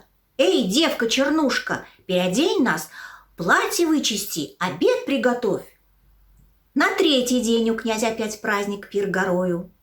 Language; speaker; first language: Russian; native; Russian